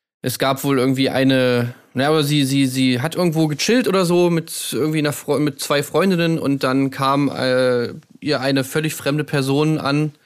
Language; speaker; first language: German; native; German